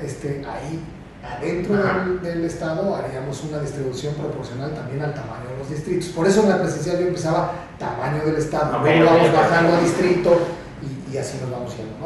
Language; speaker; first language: Spanish; native; Spanish